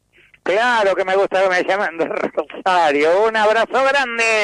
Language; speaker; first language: Spanish; native; Spanish